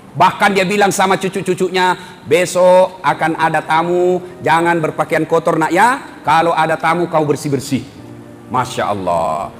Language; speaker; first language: Indonesian; non-native, local second language; Buginese